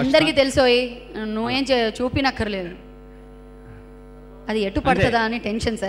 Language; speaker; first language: Telugu; native; Telugu